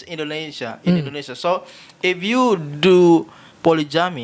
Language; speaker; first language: English; non-native, learner; Indonesian